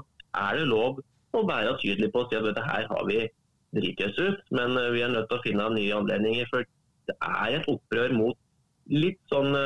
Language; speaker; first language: Norwegian; native; Norwegian